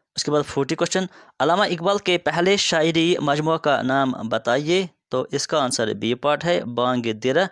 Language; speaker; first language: Urdu; non-native, local second language; Kashmiri